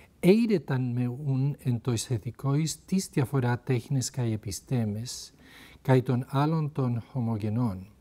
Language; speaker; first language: Greek; non-native, fluent; Spanish